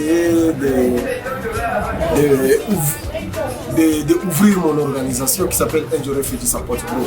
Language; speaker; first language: French; non-native, local second language; Swahili